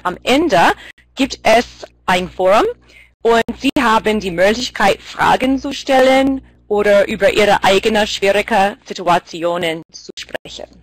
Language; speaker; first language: German; non-native, fluent; English